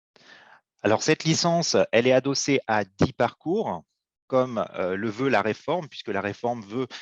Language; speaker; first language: French; native; French